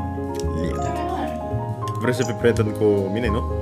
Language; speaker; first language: Russian; non-native, learner; Indonesian